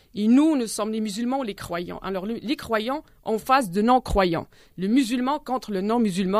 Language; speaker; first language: French; non-native, local second language; Arabic